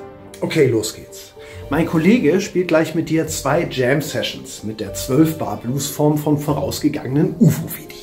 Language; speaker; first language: German; native; German